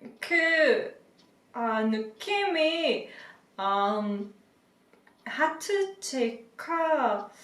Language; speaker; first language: Korean; non-native, learner; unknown